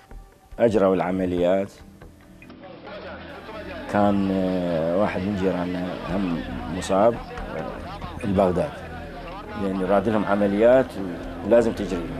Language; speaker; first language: Arabic; native; Arabic